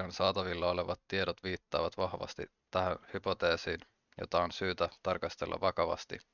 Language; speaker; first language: Finnish; native; Finnish